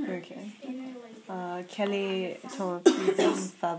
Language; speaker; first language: French; non-native, fluent; English